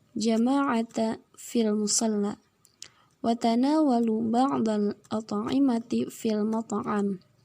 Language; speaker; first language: Arabic; non-native, learner; Indonesian